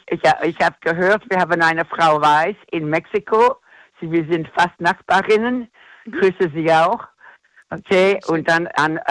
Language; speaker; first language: German; non-native, fluent; English